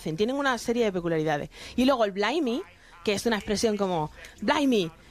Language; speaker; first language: Spanish; native; Spanish